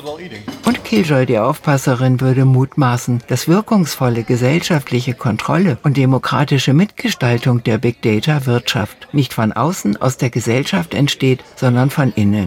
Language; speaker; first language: German; native; German